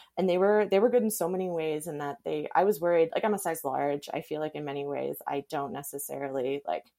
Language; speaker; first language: English; native; English